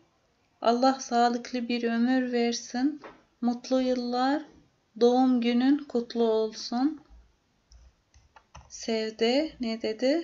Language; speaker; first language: Turkish; non-native, fluent; Arabic